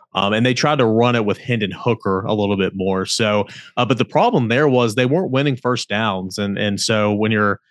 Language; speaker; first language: English; native; English